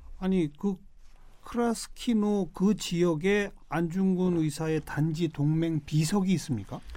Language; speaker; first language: Korean; native; Korean